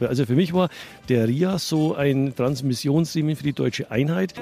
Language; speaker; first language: German; native; German